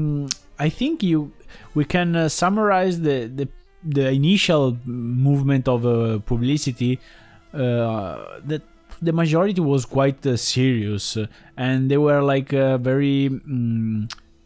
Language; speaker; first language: English; non-native, fluent; Italian